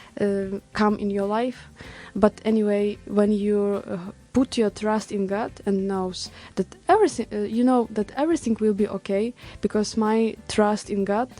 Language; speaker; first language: English; non-native, learner; Ukrainian